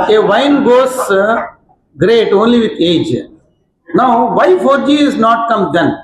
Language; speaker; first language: English; non-native, local second language; Telugu